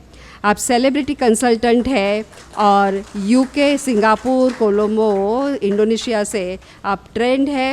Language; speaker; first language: Hindi; native; Hindi